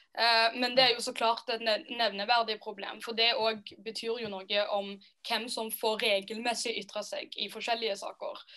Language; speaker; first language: Norwegian; native; Norwegian